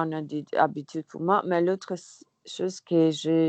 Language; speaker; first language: French; non-native, learner; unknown